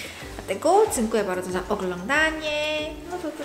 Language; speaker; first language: Polish; non-native, learner; Korean